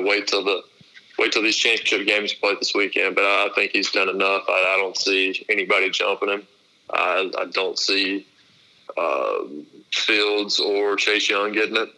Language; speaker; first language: English; native; English